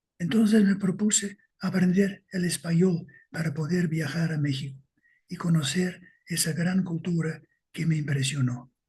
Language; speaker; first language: Spanish; non-native, fluent; Dutch